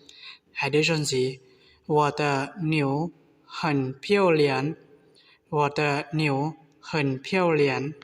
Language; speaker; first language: Chinese; non-native, learner; Hmong